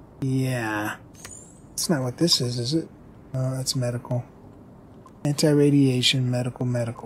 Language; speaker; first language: English; native; English